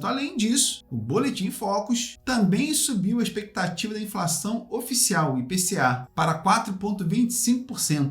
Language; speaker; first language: Portuguese; native; Portuguese